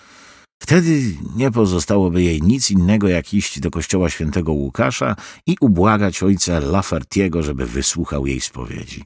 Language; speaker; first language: Polish; native; Polish